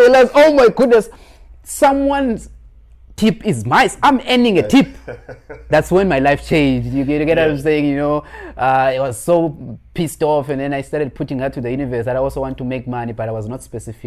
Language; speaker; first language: English; non-native, local second language; Xhosa